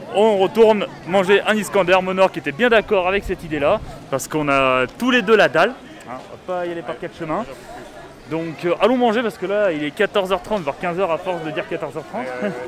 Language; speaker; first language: French; native; French